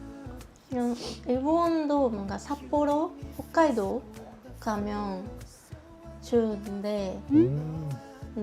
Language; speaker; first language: Korean; non-native, fluent; Japanese